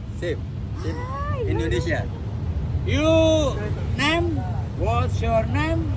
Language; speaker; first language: English; non-native, learner; Indonesian